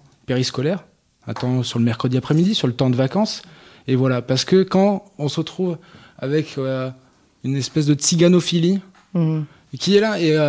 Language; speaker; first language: French; native; French